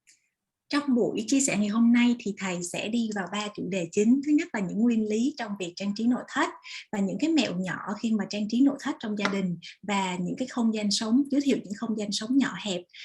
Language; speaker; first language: Vietnamese; native; Vietnamese